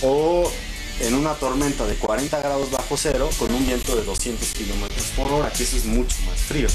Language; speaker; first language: Spanish; native; Spanish